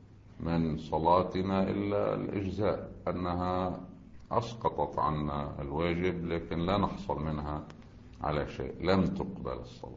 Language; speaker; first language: Arabic; native; Arabic